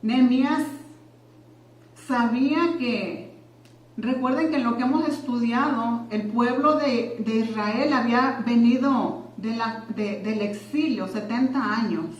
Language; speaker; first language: Spanish; native; Spanish